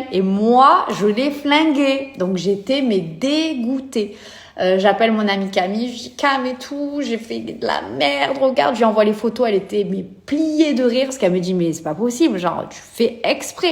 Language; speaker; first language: French; native; French